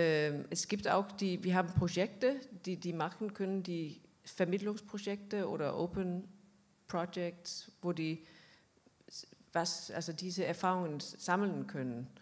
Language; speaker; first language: German; non-native, fluent; Danish